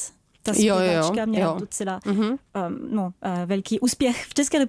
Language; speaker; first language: Czech; non-native, fluent; French